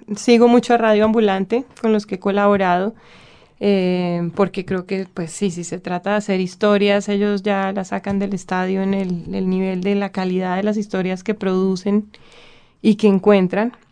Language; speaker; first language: Spanish; native; Spanish